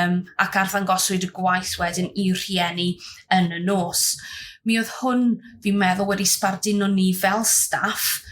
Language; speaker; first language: Welsh; native; Welsh